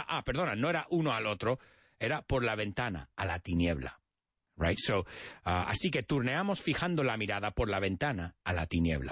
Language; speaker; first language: Spanish; early bilingual, other home language; English